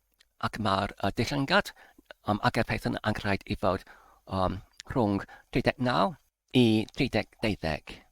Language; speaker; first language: Welsh; non-native, learner; English